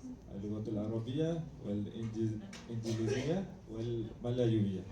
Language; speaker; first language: Arabic; non-native, learner; Malay